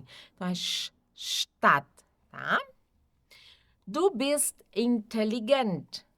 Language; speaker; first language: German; non-native, fluent; Portuguese